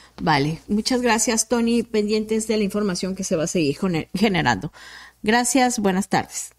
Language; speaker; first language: Spanish; native; Spanish